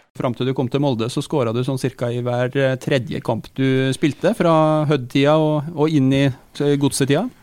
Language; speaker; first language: Norwegian; native; Norwegian